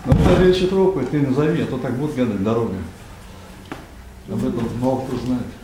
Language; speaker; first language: Russian; native; Russian